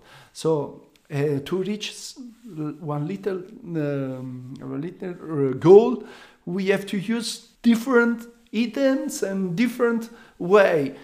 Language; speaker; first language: English; non-native, learner; Italian